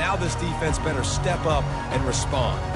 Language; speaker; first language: English; native; English